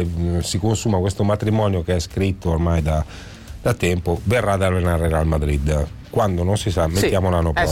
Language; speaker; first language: Italian; native; Italian